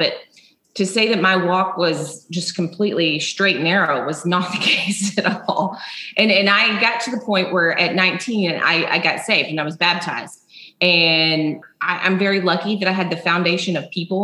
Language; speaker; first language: English; native; English